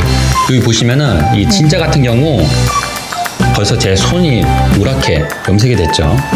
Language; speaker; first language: Korean; native; Korean